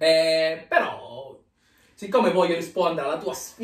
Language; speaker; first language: Italian; native; Italian